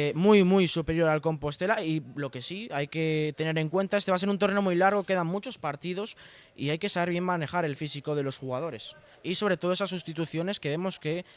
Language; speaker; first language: Spanish; non-native, local second language; Galician